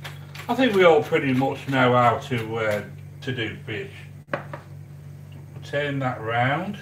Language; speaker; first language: English; native; English